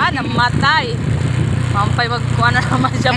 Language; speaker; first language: Filipino; non-native, local second language; Cebuano